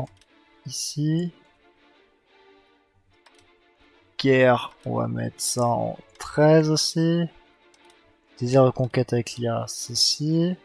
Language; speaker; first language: French; native; French